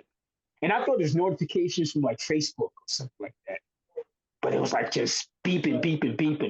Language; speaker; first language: English; native; English